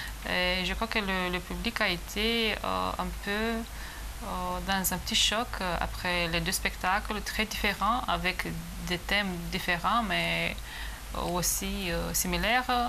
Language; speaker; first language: French; non-native, fluent; Romanian